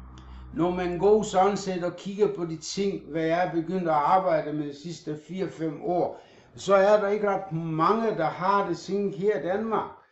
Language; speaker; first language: Danish; non-native, fluent; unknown